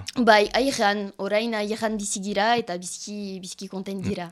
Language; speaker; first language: Basque; non-native, learner; French